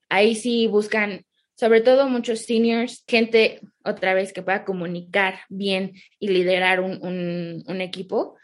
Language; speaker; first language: Spanish; early bilingual, heritage; Spanish